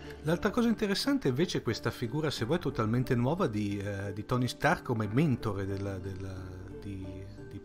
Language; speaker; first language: Italian; native; Italian